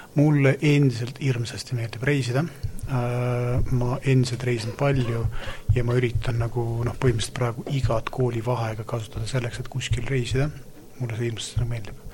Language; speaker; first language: Estonian; non-native, local second language; Russian